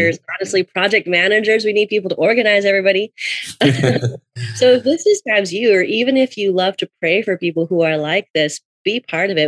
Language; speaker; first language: English; native; English